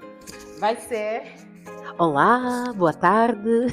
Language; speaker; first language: Portuguese; non-native, fluent; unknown